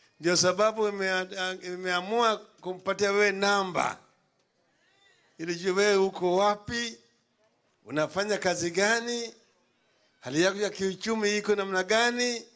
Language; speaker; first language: Swahili; non-native, local second language; Luo (Kenya and Tanzania)